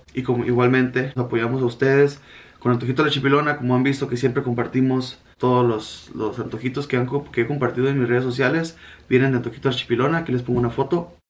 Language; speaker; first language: Spanish; early bilingual, heritage; Spanish